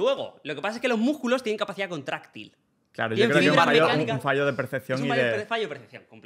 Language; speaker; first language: Spanish; native; Spanish